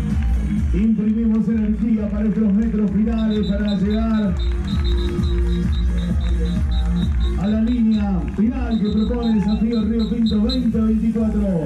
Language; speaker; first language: Spanish; native; Spanish